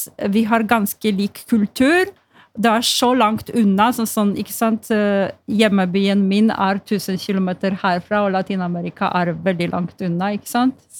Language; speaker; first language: Norwegian; non-native, fluent; Polish